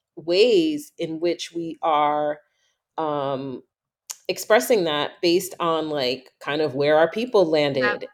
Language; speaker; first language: English; native; English